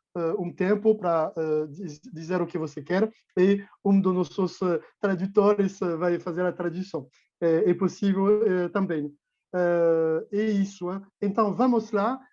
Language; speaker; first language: Portuguese; non-native, fluent; French